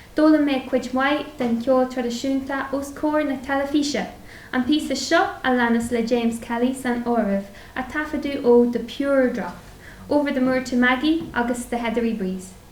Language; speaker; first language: Irish; non-native, local second language; English